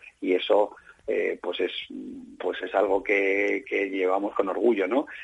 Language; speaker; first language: Spanish; native; Spanish